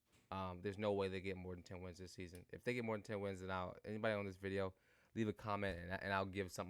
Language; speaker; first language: English; native; English